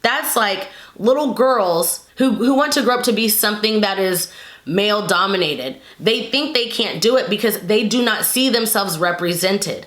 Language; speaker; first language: English; native; English